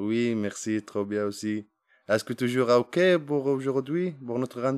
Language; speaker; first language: French; non-native, learner; Arabic